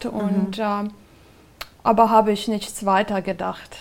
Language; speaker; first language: German; non-native, fluent; Serbian